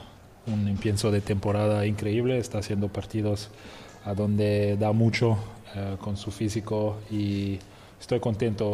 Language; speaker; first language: Spanish; non-native, fluent; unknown